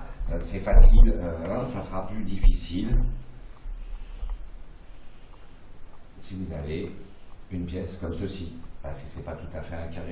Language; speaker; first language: French; native; French